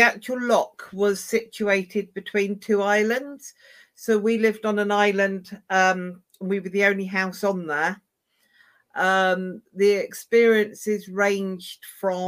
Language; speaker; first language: English; native; English